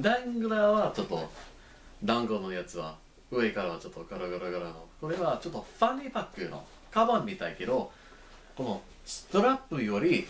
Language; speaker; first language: Japanese; non-native, learner; English